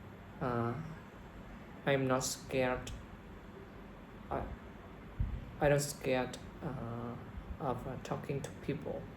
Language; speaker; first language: English; non-native, learner; Vietnamese